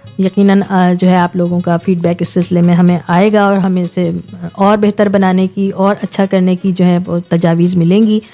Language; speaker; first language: Urdu; native; Urdu